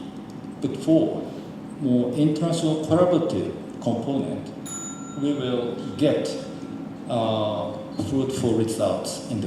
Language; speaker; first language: English; non-native, fluent; Japanese